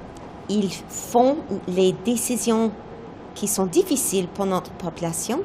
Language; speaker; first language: French; non-native, fluent; English